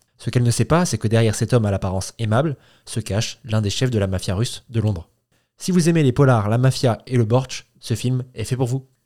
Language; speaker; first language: French; native; French